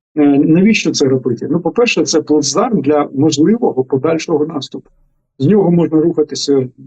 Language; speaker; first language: Ukrainian; native; Ukrainian